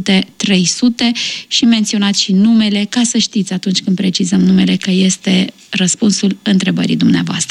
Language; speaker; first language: Romanian; native; Romanian